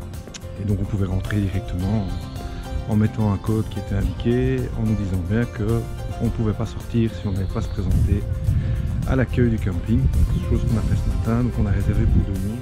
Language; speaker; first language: French; native; French